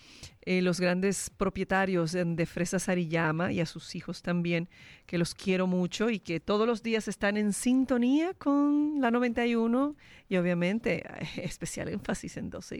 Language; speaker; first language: Spanish; native; Spanish